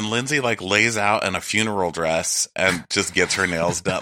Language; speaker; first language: English; native; English